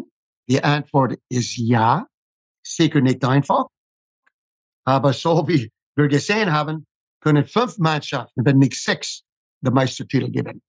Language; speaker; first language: German; non-native, fluent; English